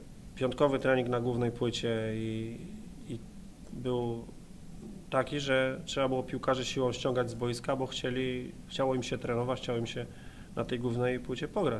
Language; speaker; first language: Polish; native; Polish